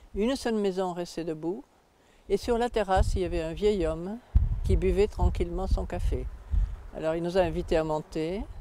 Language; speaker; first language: French; native; French